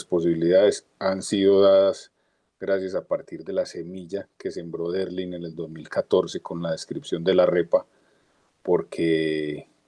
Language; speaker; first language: Spanish; native; Spanish